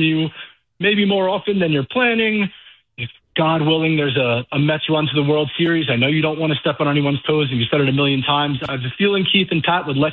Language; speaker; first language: English; native; English